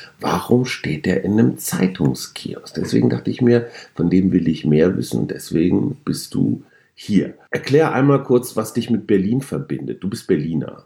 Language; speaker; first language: German; native; German